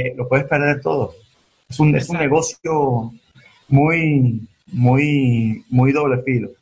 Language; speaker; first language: Spanish; early bilingual, heritage; Spanish